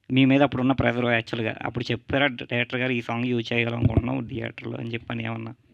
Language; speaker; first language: Telugu; native; Telugu